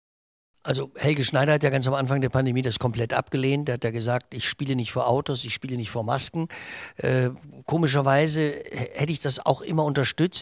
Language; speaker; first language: German; native; German